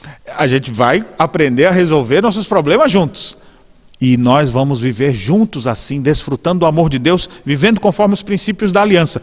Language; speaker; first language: Portuguese; native; Portuguese